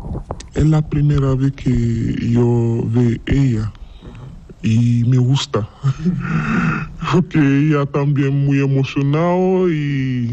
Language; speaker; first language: Spanish; non-native, learner; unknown